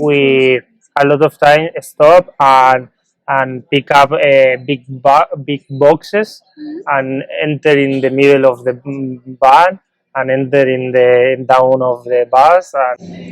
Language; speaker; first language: English; non-native, learner; Spanish